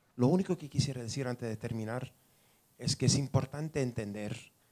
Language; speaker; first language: Spanish; non-native, fluent; English